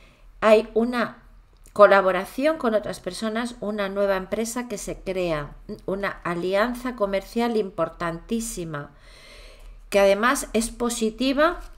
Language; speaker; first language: Spanish; native; Spanish